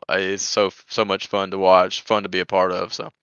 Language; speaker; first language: English; native; English